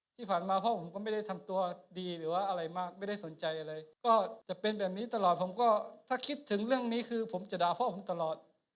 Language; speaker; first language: Thai; non-native, local second language; Akha